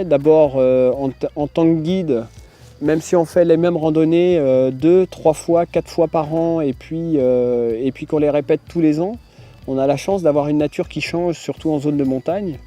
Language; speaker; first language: French; native; French